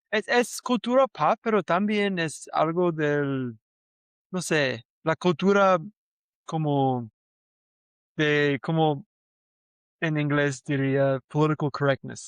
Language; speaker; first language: Spanish; non-native, learner; English